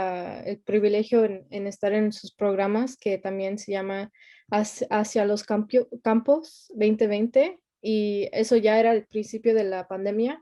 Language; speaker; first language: Spanish; early bilingual, heritage; Spanish